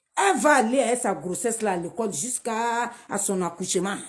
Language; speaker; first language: French; non-native, local second language; Dyula